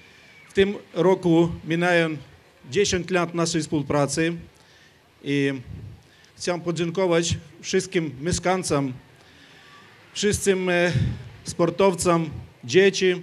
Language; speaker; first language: Polish; non-native, learner; Ukrainian